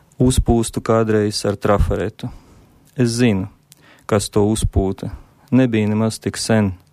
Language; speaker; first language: Latvian; non-native, local second language; Russian